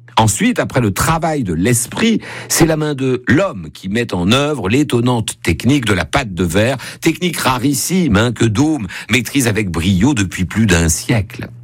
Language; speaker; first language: French; native; French